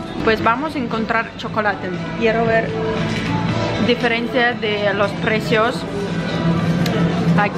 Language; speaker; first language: Spanish; non-native, fluent; Ukrainian